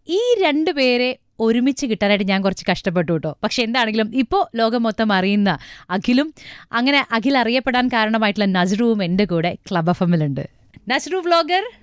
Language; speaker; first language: Malayalam; native; Malayalam